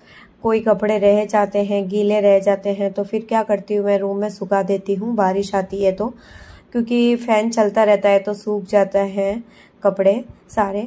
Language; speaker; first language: Hindi; native; Hindi